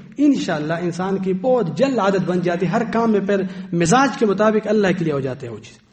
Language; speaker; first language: Urdu; non-native, local second language; Pashto